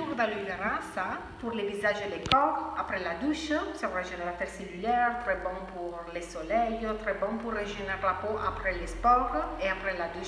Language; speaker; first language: French; non-native, fluent; Spanish